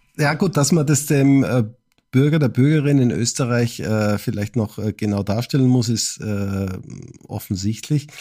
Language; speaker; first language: German; native; German